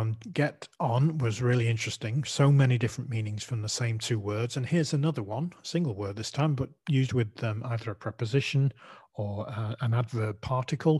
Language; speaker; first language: English; native; English